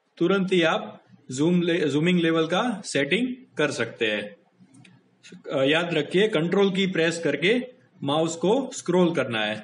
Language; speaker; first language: Hindi; non-native, local second language; Gujarati